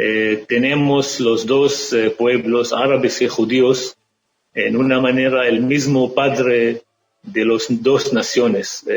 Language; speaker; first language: Spanish; non-native, fluent; Arabic